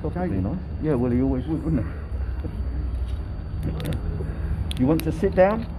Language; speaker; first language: English; native; English